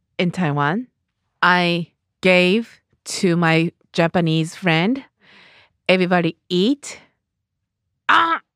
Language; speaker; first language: English; non-native, learner; Japanese